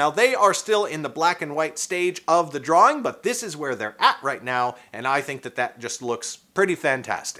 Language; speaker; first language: English; native; English